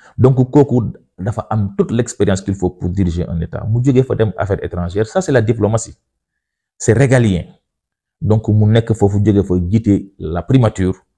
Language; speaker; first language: French; non-native, local second language; Wolof